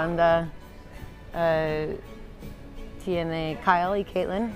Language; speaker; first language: Spanish; non-native, learner; English